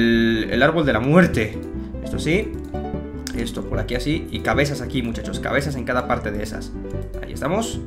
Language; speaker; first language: Spanish; native; Spanish